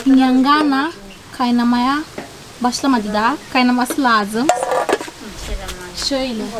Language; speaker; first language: Turkish; non-native, fluent; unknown